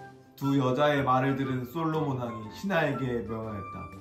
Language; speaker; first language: Korean; native; Korean